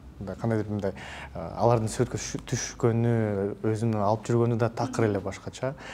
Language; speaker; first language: Kyrgyz; native; Kyrgyz